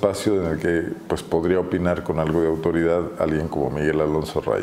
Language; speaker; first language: Spanish; native; Spanish